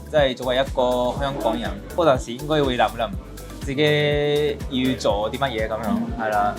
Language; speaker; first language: Cantonese; non-native, fluent; Japanese